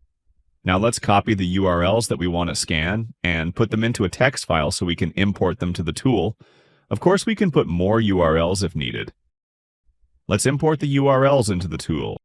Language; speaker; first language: English; non-native, fluent; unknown